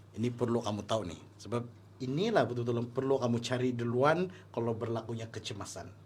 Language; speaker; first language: Malay; native; Malay